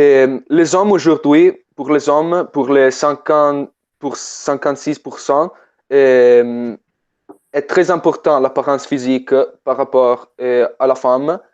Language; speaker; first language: French; non-native, fluent; Italian